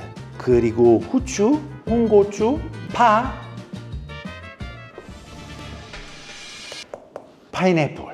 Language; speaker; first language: Korean; non-native, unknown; Italian